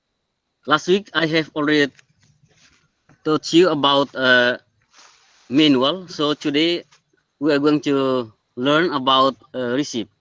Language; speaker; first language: English; non-native, learner; Indonesian